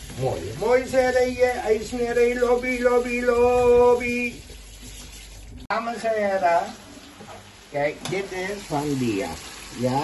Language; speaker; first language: Dutch; non-native, local second language; Caribbean Hindustani